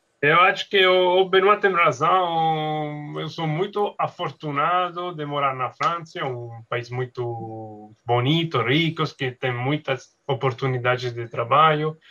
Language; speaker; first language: Portuguese; non-native, learner; Italian